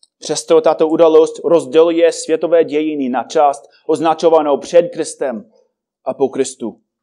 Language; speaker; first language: Czech; non-native, fluent; English